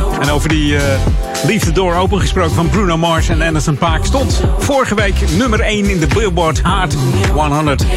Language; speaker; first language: Dutch; native; Dutch